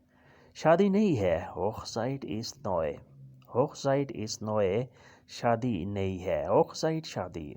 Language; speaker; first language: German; non-native, learner; Urdu